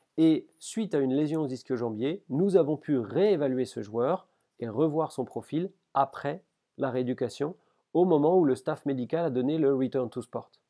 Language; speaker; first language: French; native; French